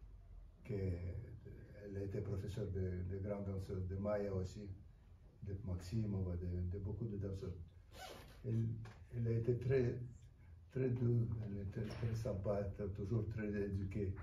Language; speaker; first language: French; non-native, fluent; Russian